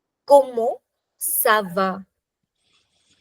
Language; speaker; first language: French; non-native, fluent; English